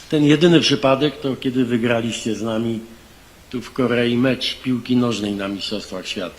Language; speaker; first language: Polish; native; Polish